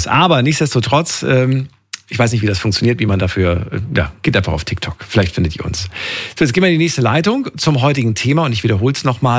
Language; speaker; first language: German; native; German